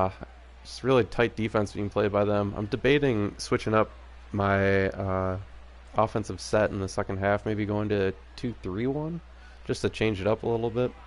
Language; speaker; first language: English; native; English